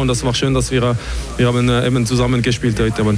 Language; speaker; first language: German; non-native, local second language; French